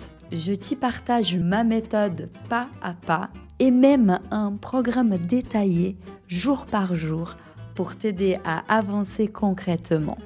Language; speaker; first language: French; non-native, fluent; Portuguese